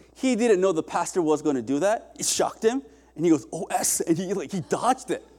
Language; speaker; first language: English; early bilingual, other home language; Korean